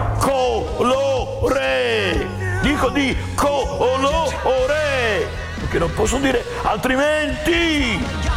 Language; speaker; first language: Italian; native; Italian